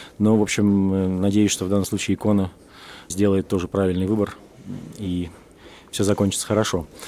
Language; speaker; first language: Russian; native; Russian